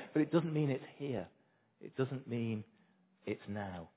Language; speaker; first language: English; native; English